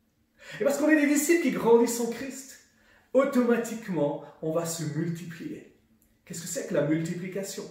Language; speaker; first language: French; native; French